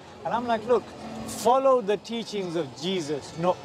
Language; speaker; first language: English; native; English